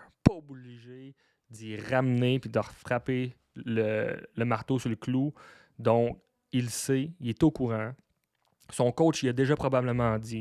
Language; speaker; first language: French; native; French